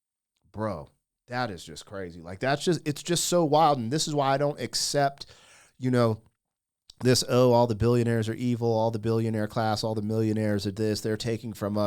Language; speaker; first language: English; native; English